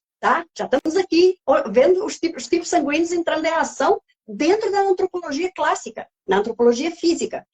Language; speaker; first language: Portuguese; native; Portuguese